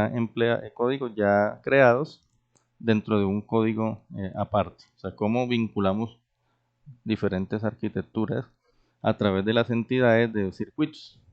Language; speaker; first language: Spanish; native; Spanish